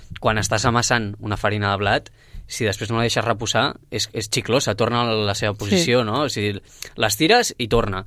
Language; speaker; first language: Catalan; native; Catalan